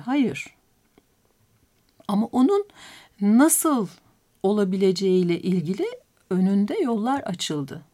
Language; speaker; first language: Turkish; native; Turkish